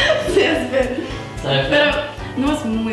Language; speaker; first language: Spanish; non-native, learner; English